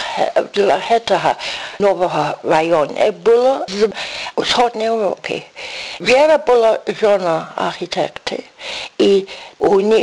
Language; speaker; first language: Ukrainian; early bilingual, heritage; English